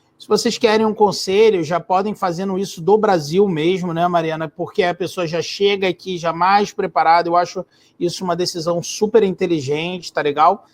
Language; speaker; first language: Portuguese; native; Portuguese